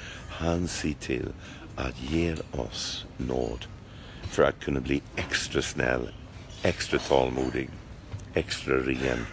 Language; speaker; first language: Swedish; non-native, fluent; English